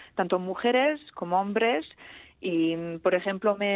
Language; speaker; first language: Spanish; non-native, fluent; Basque